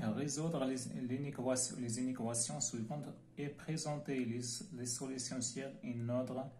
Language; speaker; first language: French; non-native, local second language; Arabic